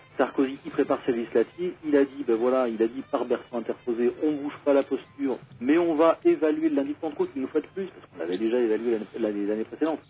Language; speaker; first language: French; native; French